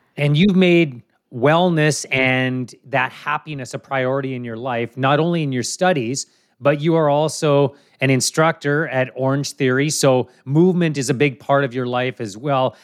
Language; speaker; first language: English; native; English